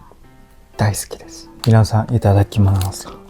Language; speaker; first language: Japanese; non-native, fluent; Korean